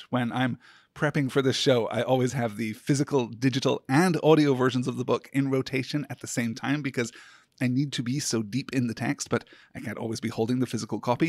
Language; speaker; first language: English; native; English